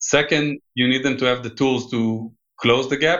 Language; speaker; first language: English; non-native, fluent; Hebrew